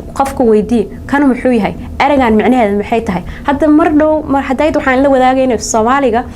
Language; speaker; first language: Somali; early bilingual, heritage; Somali